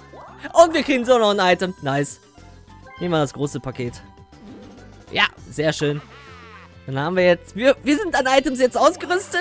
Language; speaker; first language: German; native; German